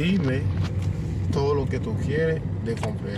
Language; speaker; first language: Spanish; non-native, fluent; Haitian Creole